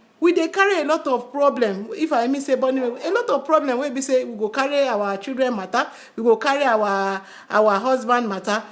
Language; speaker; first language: Nigerian Pidgin; non-native, local second language; Yoruba